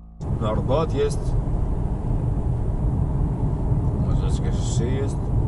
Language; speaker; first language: Russian; non-native, learner; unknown